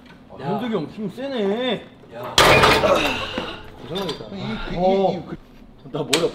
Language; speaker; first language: Korean; native; Korean